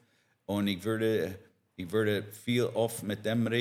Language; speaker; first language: German; non-native, learner; English